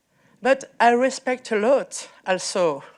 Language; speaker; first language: English; non-native, learner; French